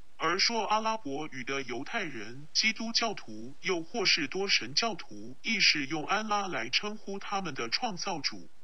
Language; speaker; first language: Chinese; non-native, local second language; Cantonese